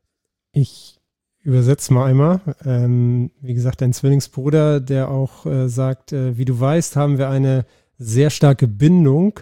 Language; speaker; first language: German; native; German